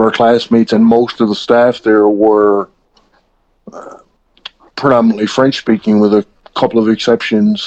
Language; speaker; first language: English; native; English